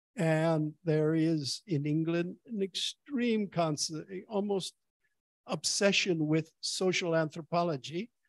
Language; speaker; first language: English; native; English